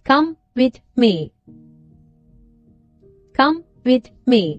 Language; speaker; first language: English; non-native, fluent; Urdu